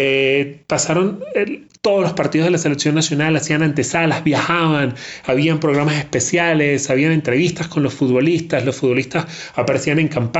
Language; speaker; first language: Spanish; native; Spanish